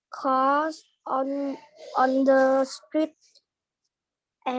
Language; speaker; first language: English; non-native, learner; Vietnamese